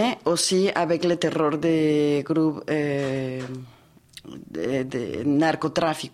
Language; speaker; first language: French; non-native, fluent; Spanish